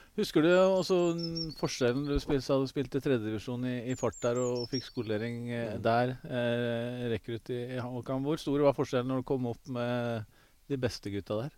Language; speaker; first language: Norwegian; native; Norwegian